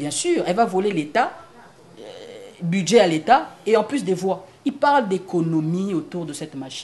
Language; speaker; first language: French; non-native, local second language; Lingala